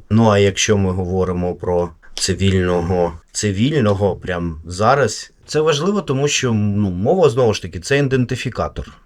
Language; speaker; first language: Ukrainian; non-native, local second language; Russian